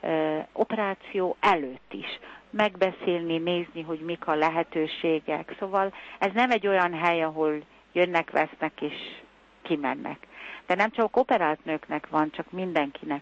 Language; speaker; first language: Hungarian; early bilingual, heritage; Hungarian